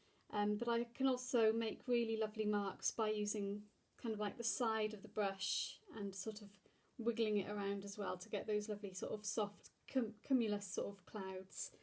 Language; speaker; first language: English; native; English